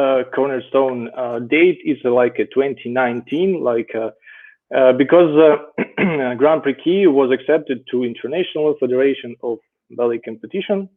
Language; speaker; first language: English; non-native, fluent; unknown